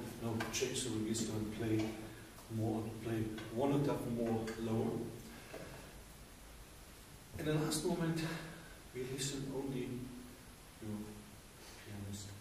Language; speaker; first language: English; non-native, learner; German